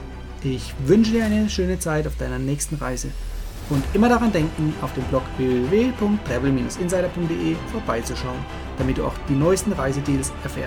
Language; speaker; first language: German; native; German